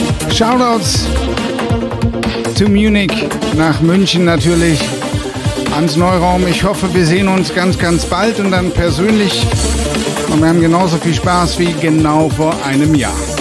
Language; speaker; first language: German; native; German